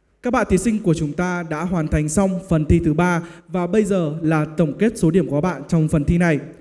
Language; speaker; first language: Vietnamese; native; Vietnamese